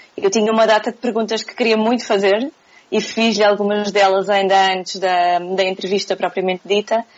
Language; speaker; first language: Portuguese; native; Portuguese